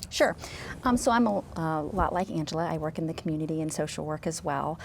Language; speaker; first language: English; native; English